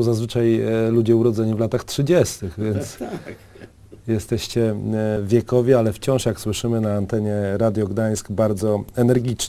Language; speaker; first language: Polish; native; Polish